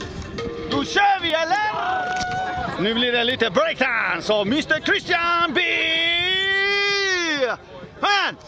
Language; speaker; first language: Swedish; native; Swedish